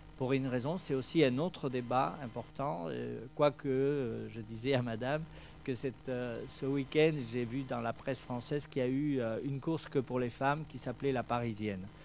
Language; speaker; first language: French; non-native, fluent; Spanish